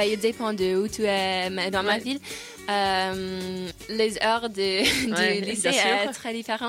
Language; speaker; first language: French; non-native, learner; English